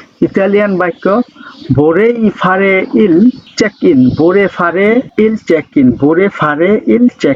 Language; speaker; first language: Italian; non-native, learner; Bangla